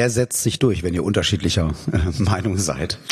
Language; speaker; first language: German; native; German